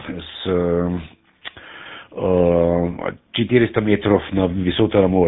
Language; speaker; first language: Russian; non-native, learner; German